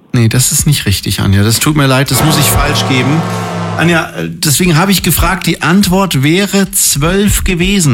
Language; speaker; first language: German; native; German